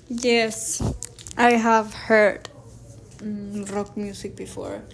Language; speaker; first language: English; non-native, learner; Spanish